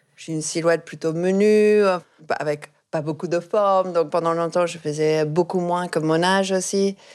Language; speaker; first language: French; non-native, fluent; Spanish